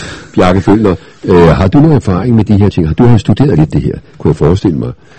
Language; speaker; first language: Danish; native; Danish